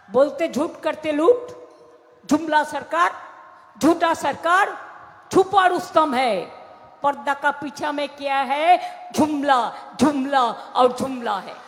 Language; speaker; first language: Hindi; non-native, local second language; Bangla